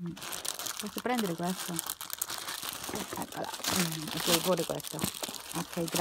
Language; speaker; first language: Italian; non-native, learner; Filipino